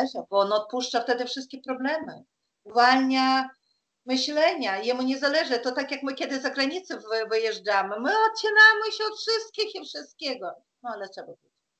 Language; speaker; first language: Polish; non-native, fluent; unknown